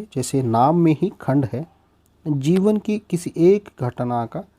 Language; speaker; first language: Hindi; non-native, local second language; Kannada